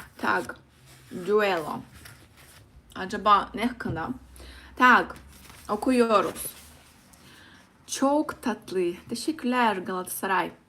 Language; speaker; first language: Turkish; non-native, learner; Russian